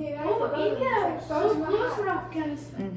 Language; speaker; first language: English; non-native, learner; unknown